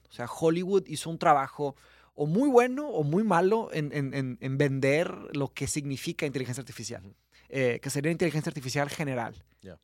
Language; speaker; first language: Spanish; early bilingual, other home language; Portuguese